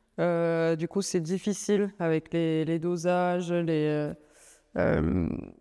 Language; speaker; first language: French; native; French